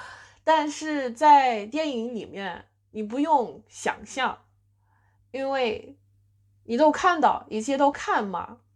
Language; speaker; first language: Chinese; non-native, fluent; English